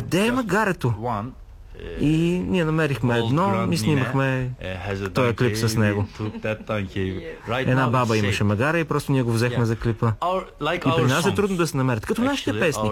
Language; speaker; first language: Bulgarian; non-native, fluent; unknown